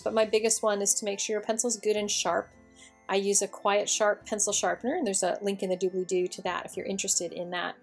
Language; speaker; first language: English; native; English